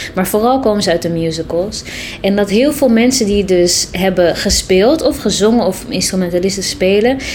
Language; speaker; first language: Dutch; early bilingual, other home language; Tigrinya